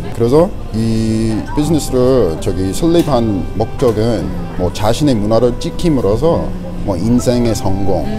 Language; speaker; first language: Korean; non-native, fluent; English